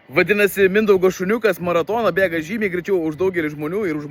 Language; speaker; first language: Lithuanian; native; Lithuanian